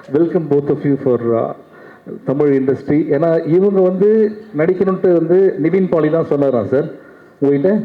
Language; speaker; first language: Tamil; native; Tamil